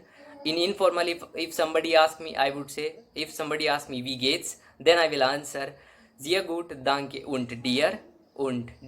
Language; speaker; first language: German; non-native, local second language; Hindi